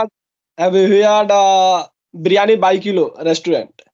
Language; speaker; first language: English; non-native, local second language; Hindi